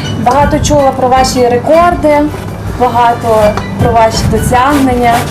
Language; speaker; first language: Ukrainian; native; Ukrainian